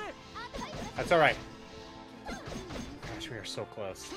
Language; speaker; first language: English; native; English